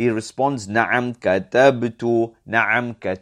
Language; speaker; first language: Arabic; non-native, fluent; English